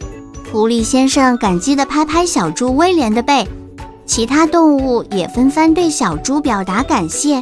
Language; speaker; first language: Chinese; native; Chinese